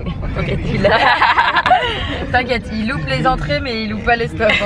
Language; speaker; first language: French; native; French